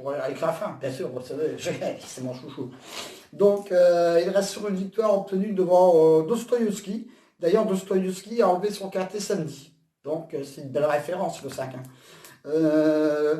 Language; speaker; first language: French; native; French